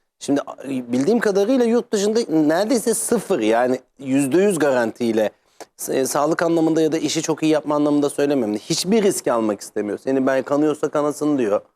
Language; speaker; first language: Turkish; native; Turkish